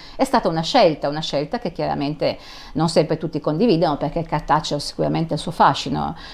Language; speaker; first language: Italian; native; Italian